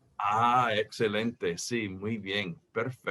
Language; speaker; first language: Spanish; non-native, fluent; English